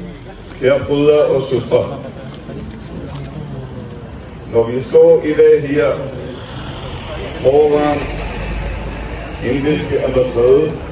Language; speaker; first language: Danish; non-native, fluent; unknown